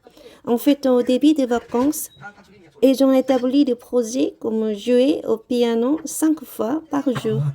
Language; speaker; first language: French; non-native, learner; Korean